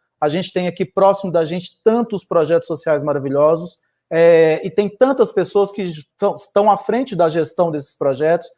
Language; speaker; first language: Portuguese; native; Portuguese